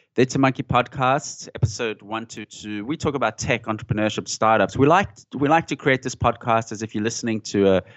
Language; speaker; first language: English; native; English